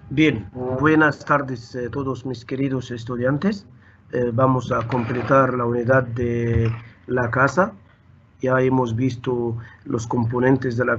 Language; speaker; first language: Spanish; non-native, fluent; Arabic